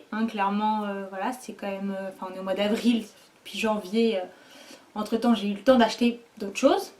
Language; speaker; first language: French; native; French